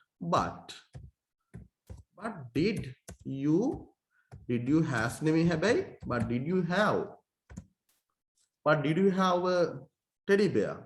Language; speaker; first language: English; non-native, local second language; Sinhala